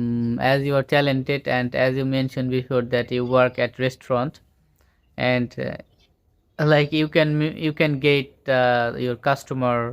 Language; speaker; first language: English; non-native, fluent; Bangla